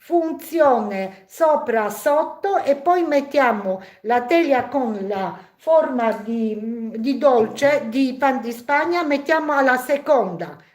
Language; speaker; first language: Italian; non-native, learner; Polish